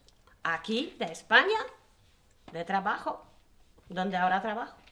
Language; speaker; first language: Spanish; non-native, learner; Polish